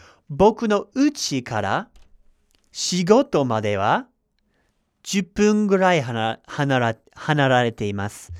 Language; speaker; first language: Japanese; non-native, learner; English